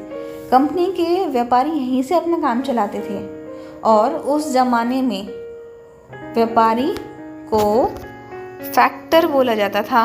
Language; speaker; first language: Hindi; native; Hindi